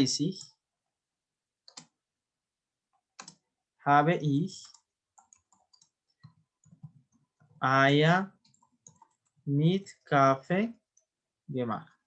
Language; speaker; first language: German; non-native, learner; Spanish